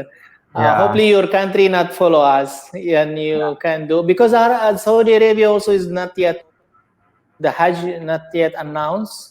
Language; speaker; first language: English; non-native, learner; Indonesian